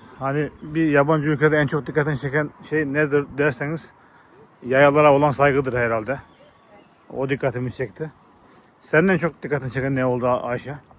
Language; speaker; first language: Turkish; native; Turkish